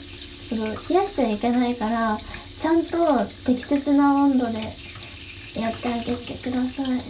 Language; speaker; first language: Japanese; native; Japanese